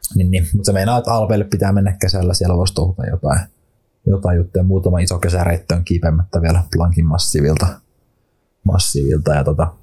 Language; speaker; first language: Finnish; native; Finnish